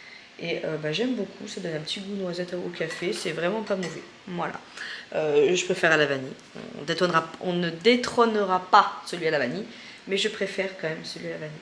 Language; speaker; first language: French; native; French